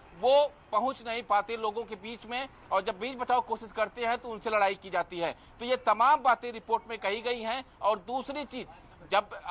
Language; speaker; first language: Hindi; native; Hindi